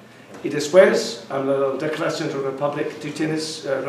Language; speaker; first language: Spanish; non-native, learner; English